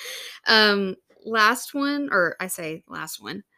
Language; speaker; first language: English; native; English